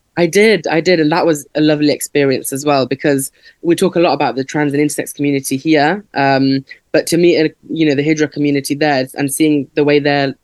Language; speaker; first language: English; native; English